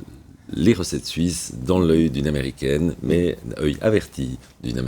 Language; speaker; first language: French; native; French